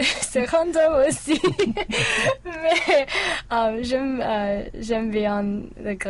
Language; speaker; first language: French; non-native, learner; English